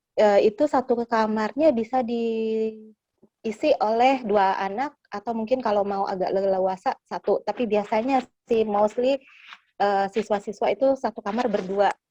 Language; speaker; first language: Indonesian; native; Indonesian